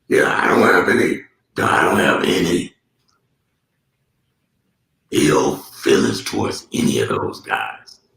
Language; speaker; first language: English; native; English